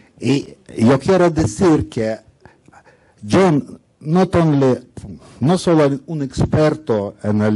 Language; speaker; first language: Spanish; non-native, learner; English